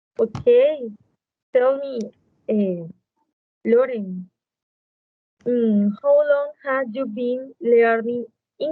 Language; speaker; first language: English; non-native, learner; Spanish